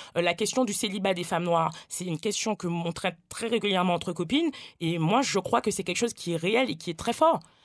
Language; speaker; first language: French; native; French